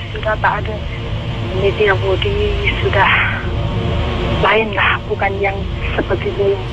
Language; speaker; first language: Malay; non-native, learner; Indonesian